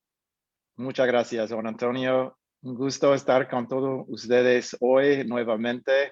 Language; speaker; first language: Spanish; non-native, fluent; English